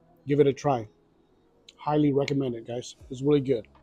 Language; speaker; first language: English; early bilingual, heritage; Hmong